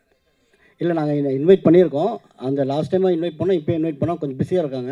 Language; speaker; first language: Tamil; native; Tamil